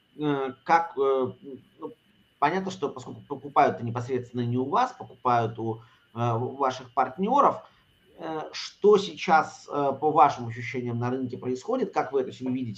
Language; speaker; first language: Russian; native; Russian